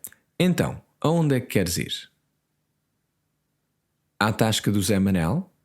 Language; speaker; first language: Portuguese; non-native, learner; English